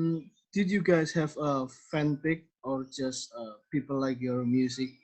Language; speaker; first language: English; non-native, learner; Indonesian